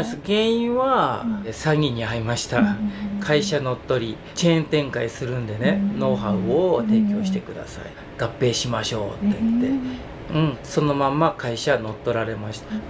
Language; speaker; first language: Japanese; native; Japanese